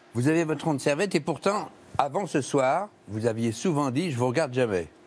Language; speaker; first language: French; native; French